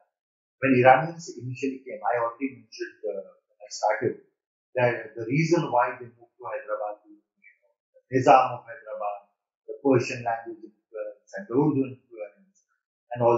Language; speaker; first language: English; non-native, local second language; Persian